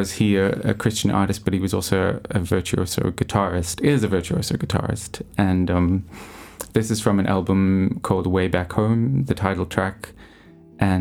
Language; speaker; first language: English; native; English